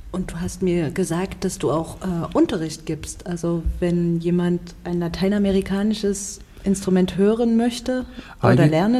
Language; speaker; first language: German; native; German